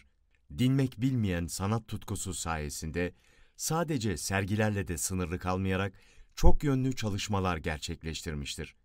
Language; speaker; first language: Turkish; native; Turkish